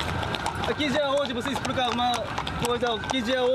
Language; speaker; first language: Portuguese; non-native, learner; Korean